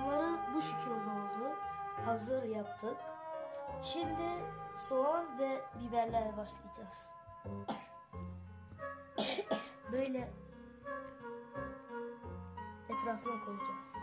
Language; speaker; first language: Turkish; non-native, learner; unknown